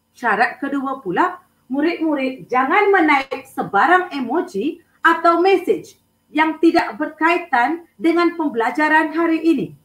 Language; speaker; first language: Malay; non-native, local second language; Tamil